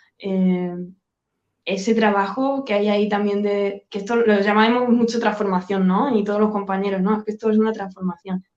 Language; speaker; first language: Spanish; native; Spanish